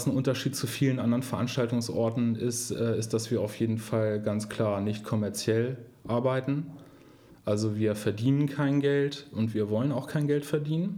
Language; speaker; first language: German; native; German